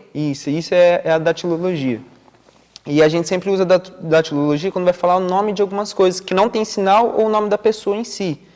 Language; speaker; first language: Portuguese; non-native, local second language; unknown